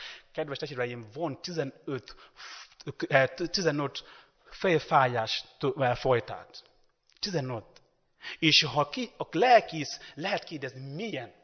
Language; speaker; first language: Hungarian; non-native, learner; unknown